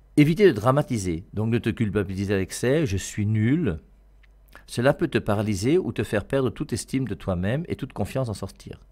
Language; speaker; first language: French; native; French